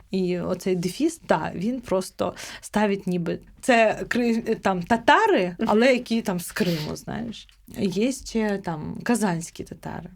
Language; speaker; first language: Ukrainian; non-native, local second language; Crimean Tatar